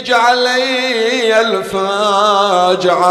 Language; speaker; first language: Arabic; native; Arabic